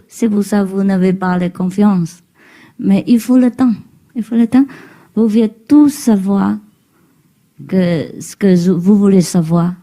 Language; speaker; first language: French; non-native, learner; Chinese